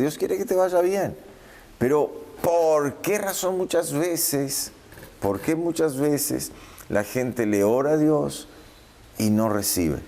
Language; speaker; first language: Spanish; native; Spanish